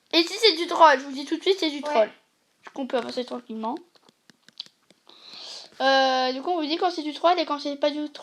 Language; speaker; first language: French; native; French